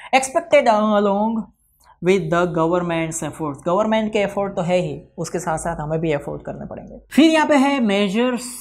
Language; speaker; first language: Hindi; non-native, local second language; Gujarati